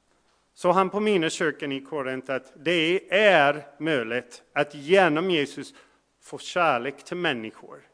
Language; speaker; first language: Swedish; non-native, fluent; English